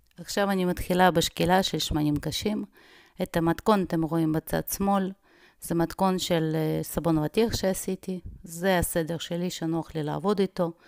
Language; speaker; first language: Hebrew; non-native, fluent; Russian